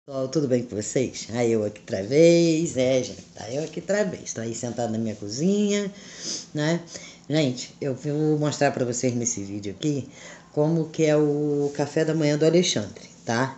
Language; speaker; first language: Portuguese; native; Portuguese